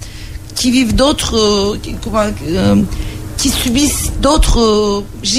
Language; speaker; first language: French; non-native, learner; Turkish